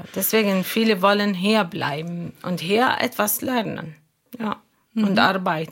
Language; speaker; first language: German; non-native, learner; Arabic